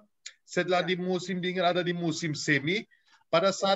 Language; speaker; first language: Indonesian; non-native, fluent; Turkish